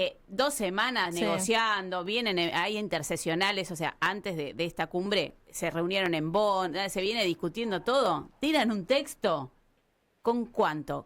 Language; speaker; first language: Spanish; native; Spanish